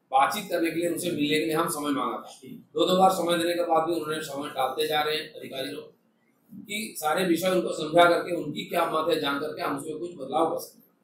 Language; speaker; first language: Hindi; non-native, local second language; Bangla